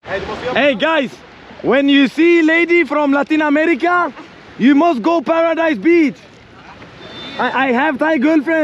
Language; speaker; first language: English; non-native, fluent; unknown